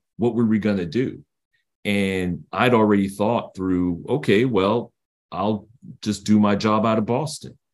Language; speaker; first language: English; native; English